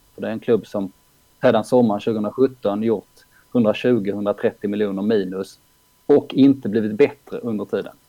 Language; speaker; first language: Swedish; native; Swedish